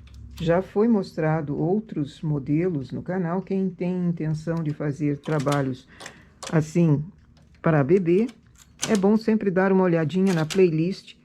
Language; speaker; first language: Portuguese; native; Portuguese